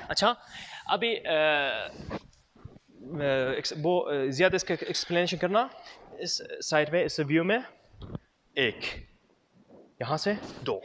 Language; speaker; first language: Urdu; non-native, learner; Arabic